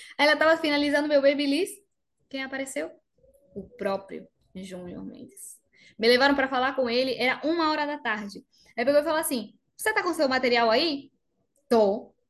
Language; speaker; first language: Portuguese; non-native, fluent; Spanish